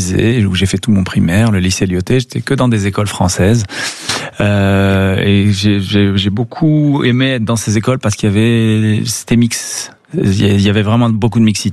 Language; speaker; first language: French; native; French